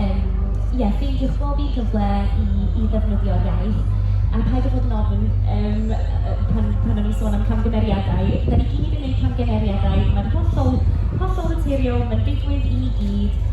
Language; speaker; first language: Welsh; non-native, local second language; English